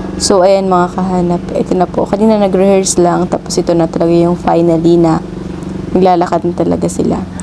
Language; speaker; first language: Filipino; native; Filipino